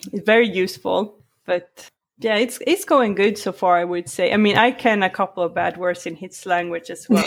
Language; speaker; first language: English; non-native, fluent; Swedish